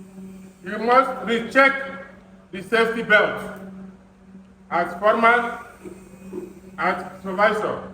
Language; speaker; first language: English; non-native, fluent; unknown